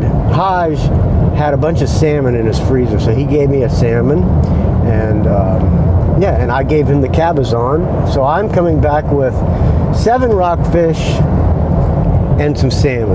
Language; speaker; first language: English; native; English